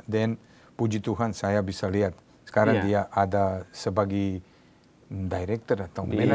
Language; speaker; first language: Indonesian; non-native, learner; Serbian